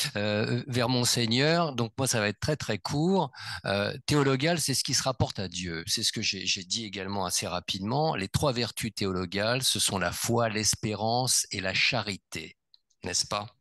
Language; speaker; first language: French; native; French